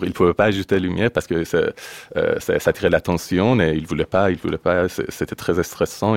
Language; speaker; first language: French; non-native, fluent; Persian